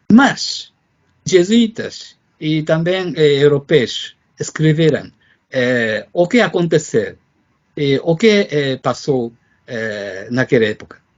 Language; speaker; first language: Portuguese; non-native, fluent; Japanese